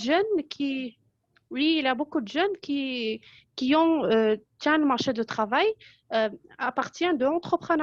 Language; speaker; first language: French; non-native, local second language; Arabic